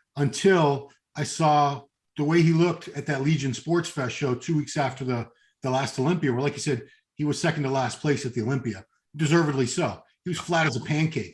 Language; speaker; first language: English; native; English